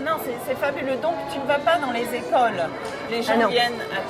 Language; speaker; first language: French; native; French